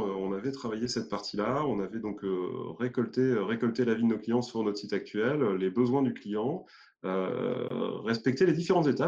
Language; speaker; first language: French; native; French